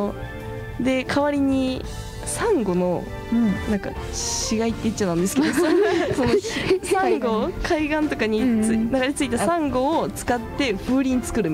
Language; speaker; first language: Japanese; native; Japanese